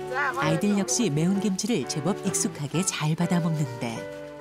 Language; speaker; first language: Korean; native; Korean